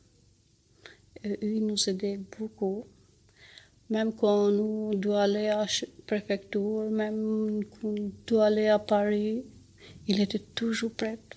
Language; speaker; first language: French; non-native, learner; Albanian